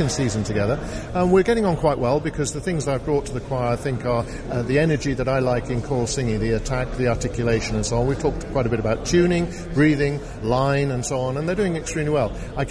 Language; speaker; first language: English; native; English